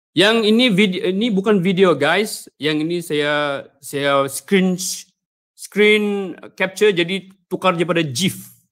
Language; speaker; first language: Malay; native; Malay